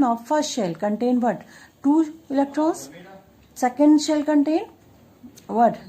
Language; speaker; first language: English; non-native, local second language; Hindi